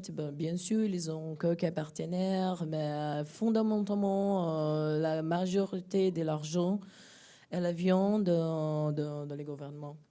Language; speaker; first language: French; non-native, fluent; Portuguese